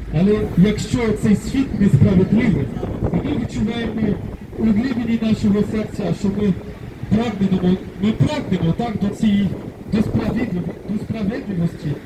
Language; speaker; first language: Ukrainian; non-native, fluent; French